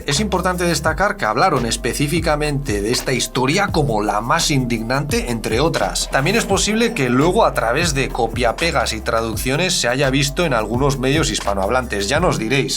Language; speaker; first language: Spanish; native; Spanish